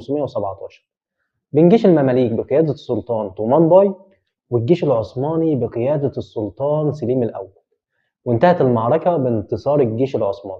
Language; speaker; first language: Arabic; native; Arabic